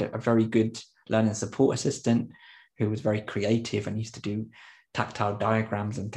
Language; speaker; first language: English; early bilingual, other home language; Spanish